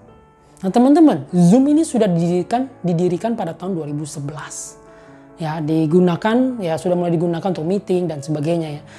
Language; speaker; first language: Indonesian; native; Indonesian